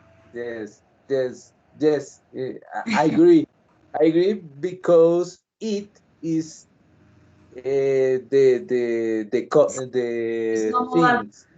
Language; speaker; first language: English; non-native, learner; Spanish